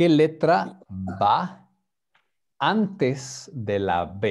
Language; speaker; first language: Spanish; non-native, fluent; English